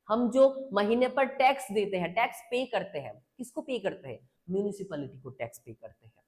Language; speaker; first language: Hindi; non-native, local second language; Bangla